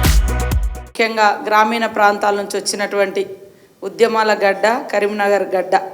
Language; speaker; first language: Telugu; native; Telugu